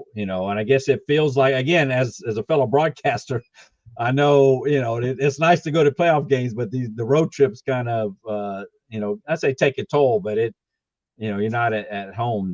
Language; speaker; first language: English; native; English